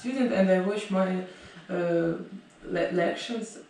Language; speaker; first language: English; non-native, learner; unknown